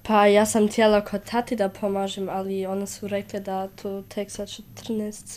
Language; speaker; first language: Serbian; early bilingual, heritage; Serbian